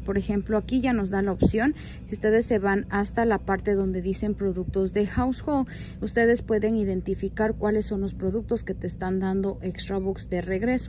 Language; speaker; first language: Spanish; native; Spanish